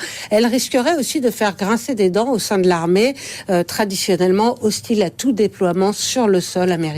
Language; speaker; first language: French; native; French